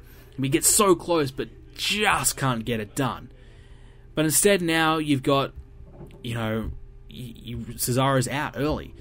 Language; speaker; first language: English; native; English